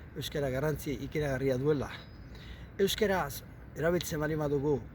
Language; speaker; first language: Basque; native; Basque